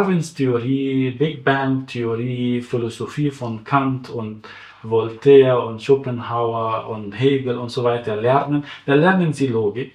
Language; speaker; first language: German; non-native, fluent; Arabic